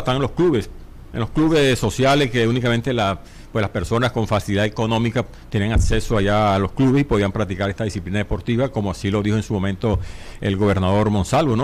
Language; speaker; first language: Spanish; native; Spanish